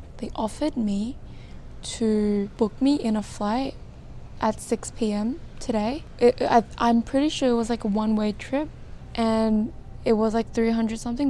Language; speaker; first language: English; non-native, fluent; Korean